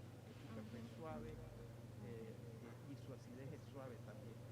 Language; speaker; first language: Spanish; native; Spanish